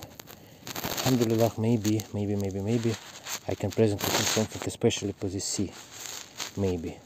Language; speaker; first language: English; non-native, learner; Russian